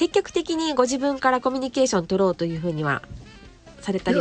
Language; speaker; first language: Japanese; native; Japanese